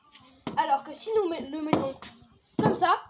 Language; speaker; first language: French; native; French